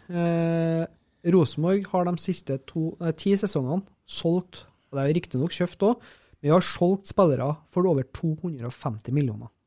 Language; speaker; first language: Norwegian; native; Norwegian